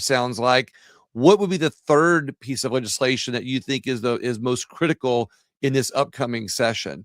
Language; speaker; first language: English; native; English